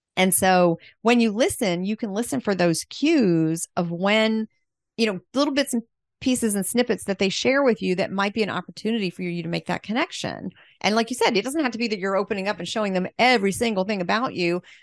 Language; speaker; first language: English; native; English